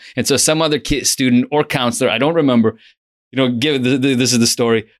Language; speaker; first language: English; early bilingual, other home language; Russian